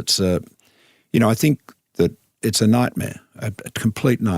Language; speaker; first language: English; native; English